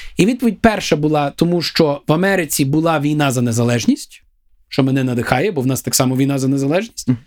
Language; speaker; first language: Ukrainian; early bilingual, heritage; Ukrainian